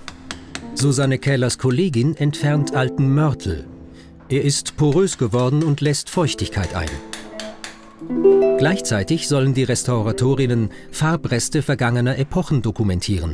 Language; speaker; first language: German; native; German